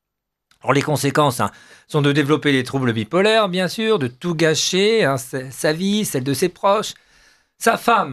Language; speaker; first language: French; native; French